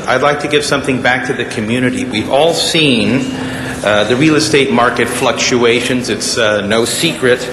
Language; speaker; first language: English; native; English